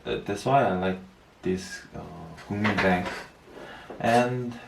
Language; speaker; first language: English; non-native, learner; Korean